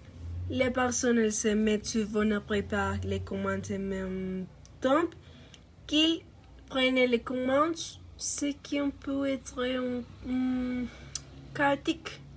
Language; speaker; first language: French; non-native, learner; Spanish